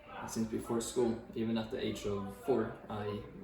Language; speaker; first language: English; non-native, fluent; Norwegian